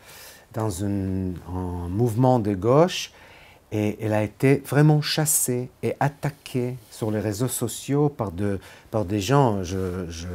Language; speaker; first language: French; non-native, fluent; Hebrew